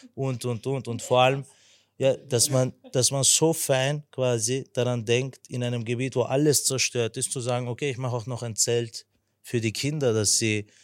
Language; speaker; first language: German; non-native, local second language; Turkish